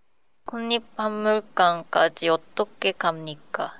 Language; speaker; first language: Korean; non-native, learner; Japanese